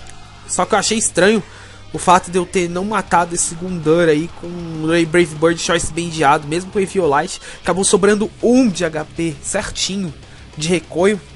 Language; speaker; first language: Portuguese; native; Portuguese